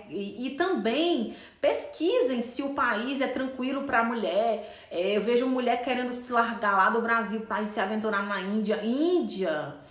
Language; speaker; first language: Portuguese; native; Portuguese